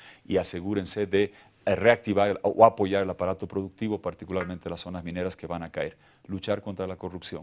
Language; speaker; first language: Spanish; native; Spanish